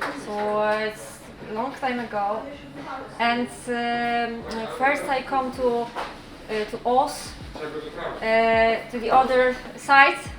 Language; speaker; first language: English; non-native, learner; Polish